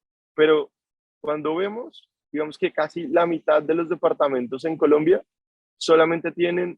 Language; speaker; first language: Spanish; native; Spanish